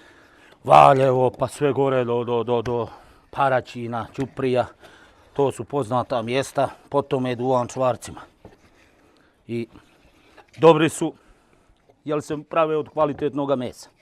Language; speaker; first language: Bosnian; native; Bosnian